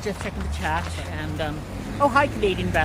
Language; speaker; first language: English; native; English